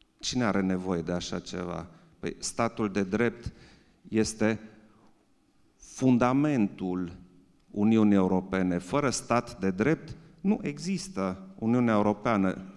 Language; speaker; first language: Romanian; non-native, local second language; German